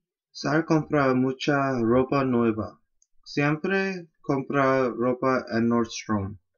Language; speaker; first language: Spanish; non-native, learner; English